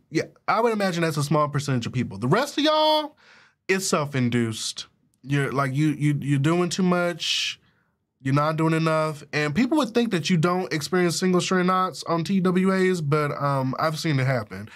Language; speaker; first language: English; native; English